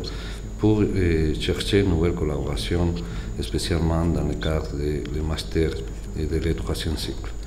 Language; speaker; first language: French; non-native, fluent; Spanish